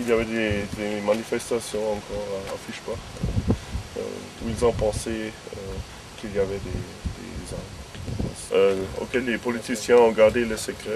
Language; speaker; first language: French; non-native, fluent; German